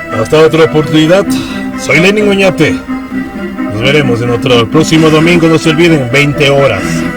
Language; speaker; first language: Spanish; native; Spanish